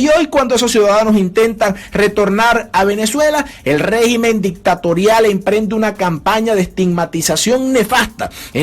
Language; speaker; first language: Spanish; native; Spanish